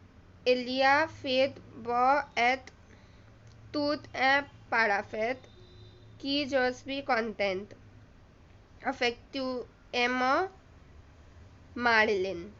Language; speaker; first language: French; non-native, learner; Hindi